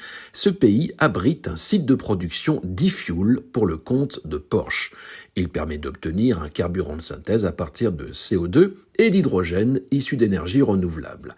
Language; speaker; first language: French; native; French